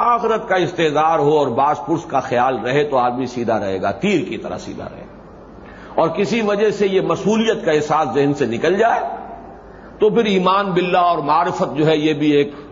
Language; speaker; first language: Urdu; native; Urdu